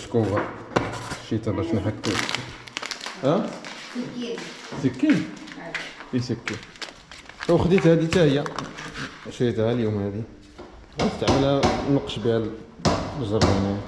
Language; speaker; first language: Arabic; native; Arabic